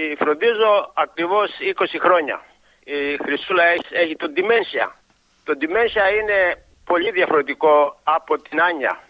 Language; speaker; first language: Greek; native; Greek